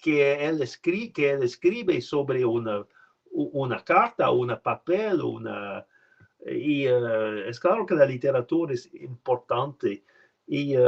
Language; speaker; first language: Spanish; non-native, learner; French